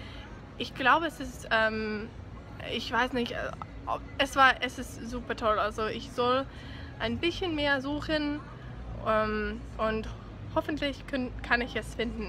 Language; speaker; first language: German; non-native, learner; English